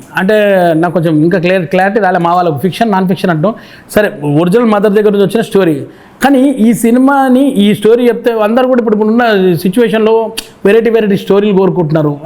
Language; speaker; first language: Telugu; native; Telugu